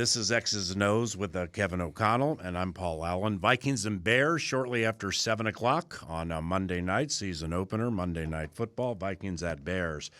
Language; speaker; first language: English; native; English